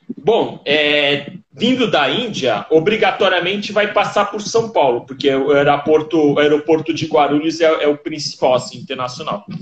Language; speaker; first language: Portuguese; native; Portuguese